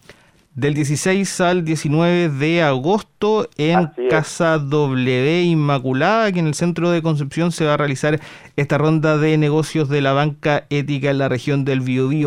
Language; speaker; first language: Spanish; native; Spanish